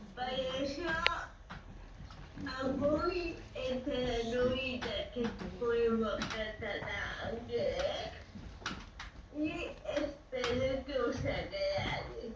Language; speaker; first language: Catalan; non-native, fluent; Greek